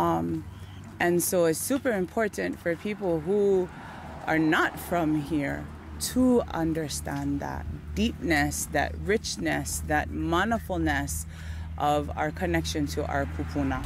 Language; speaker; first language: English; native; English